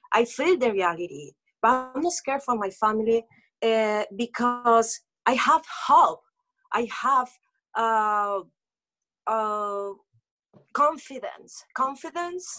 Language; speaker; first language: English; non-native, local second language; Spanish